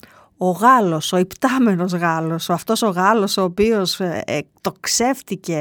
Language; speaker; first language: Greek; native; Greek